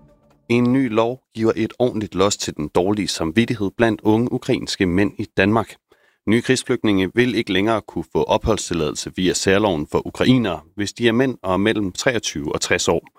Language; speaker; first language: Danish; native; Danish